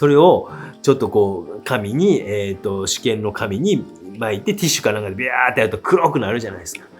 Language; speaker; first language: Japanese; native; Japanese